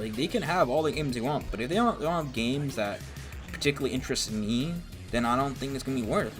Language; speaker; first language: English; native; English